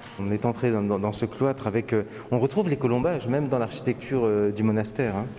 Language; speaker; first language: French; native; French